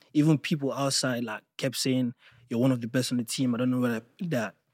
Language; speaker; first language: English; non-native, local second language; Yoruba